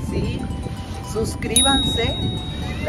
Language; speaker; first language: Spanish; non-native, local second language; Guarani